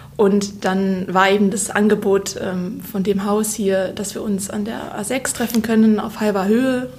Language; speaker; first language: German; native; German